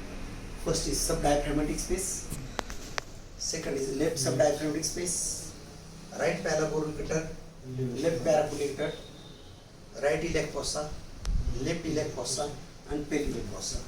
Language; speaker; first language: English; non-native, local second language; Marathi